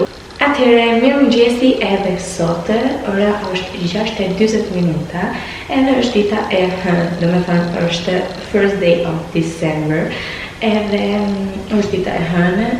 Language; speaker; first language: Albanian; early bilingual, heritage; Albanian